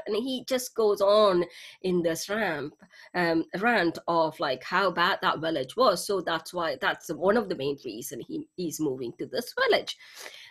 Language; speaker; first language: English; non-native, local second language; Tamil